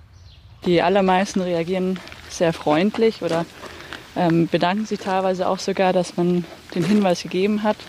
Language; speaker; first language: German; native; German